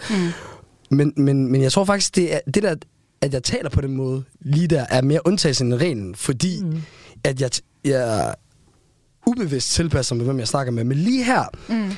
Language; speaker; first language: Danish; early bilingual, other home language; Somali